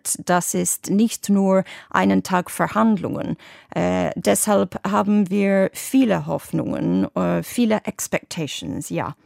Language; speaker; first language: German; non-native, fluent; English